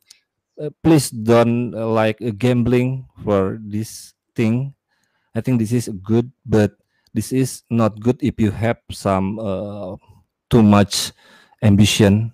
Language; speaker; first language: English; non-native, learner; Indonesian